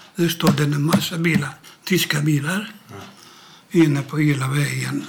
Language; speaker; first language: Swedish; non-native, learner; Greek